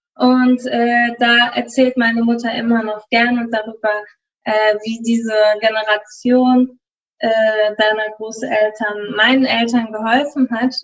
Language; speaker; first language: German; early bilingual, other home language; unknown